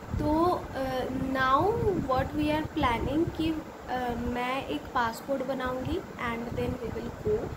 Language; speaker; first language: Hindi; non-native, local second language; Bangla